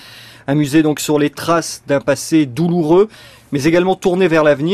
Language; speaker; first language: French; native; French